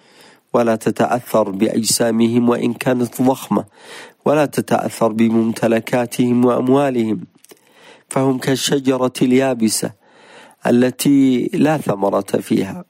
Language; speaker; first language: Arabic; native; Arabic